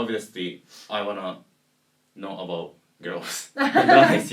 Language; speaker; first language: English; non-native, learner; Japanese